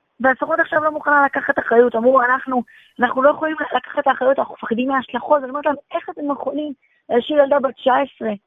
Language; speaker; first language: Hebrew; native; Hebrew